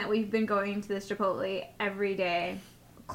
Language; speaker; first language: English; early bilingual, other home language; Spanish